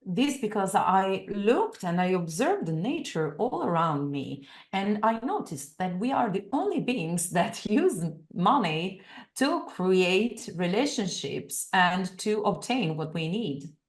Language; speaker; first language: English; non-native, fluent; Italian